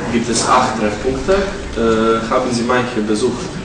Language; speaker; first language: German; non-native, learner; Croatian